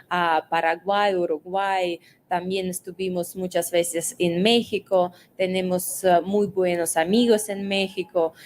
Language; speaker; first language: Spanish; non-native, fluent; Russian